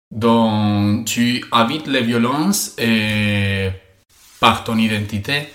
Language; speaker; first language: French; non-native, fluent; Spanish